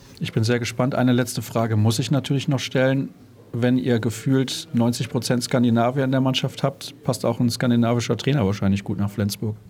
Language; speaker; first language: German; native; German